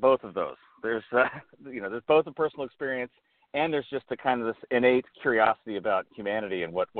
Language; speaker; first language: English; native; English